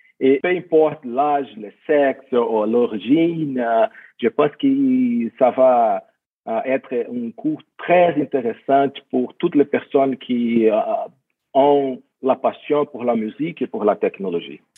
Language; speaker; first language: French; non-native, fluent; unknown